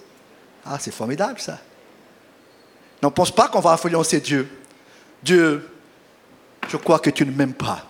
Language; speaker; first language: French; non-native, fluent; Portuguese